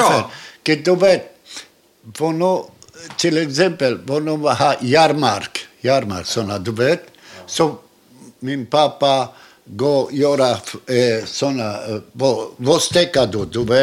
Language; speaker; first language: Swedish; non-native, learner; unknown